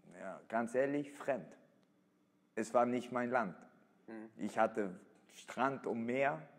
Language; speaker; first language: German; early bilingual, other home language; Italian